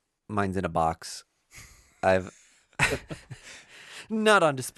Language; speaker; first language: English; native; English